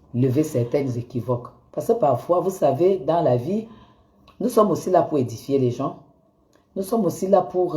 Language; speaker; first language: French; native; French